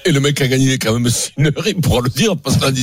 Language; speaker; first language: French; native; French